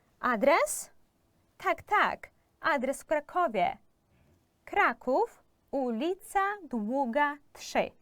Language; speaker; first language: Polish; non-native, fluent; Ukrainian